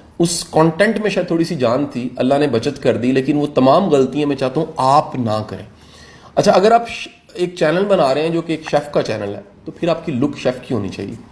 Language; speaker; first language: Urdu; non-native, local second language; Punjabi